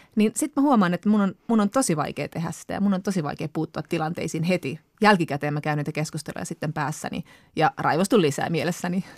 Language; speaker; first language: Finnish; native; Finnish